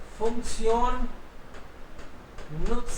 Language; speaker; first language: German; non-native, fluent; Hindi